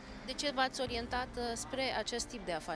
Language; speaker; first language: Romanian; native; Romanian